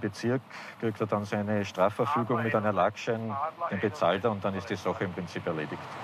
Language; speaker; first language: German; native; German